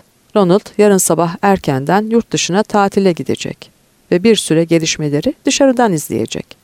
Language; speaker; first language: Turkish; native; Turkish